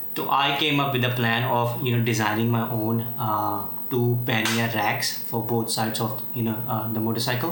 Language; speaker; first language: Hindi; native; Hindi